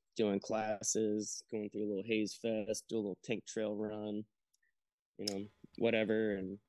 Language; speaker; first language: English; native; English